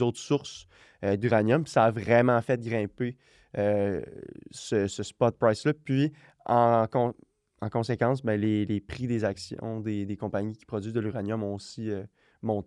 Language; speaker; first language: French; native; French